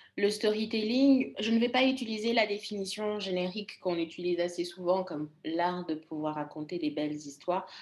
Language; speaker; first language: French; non-native, local second language; Lingala